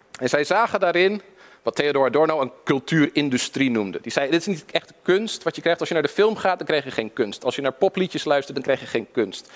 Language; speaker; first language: Dutch; early bilingual, other home language; English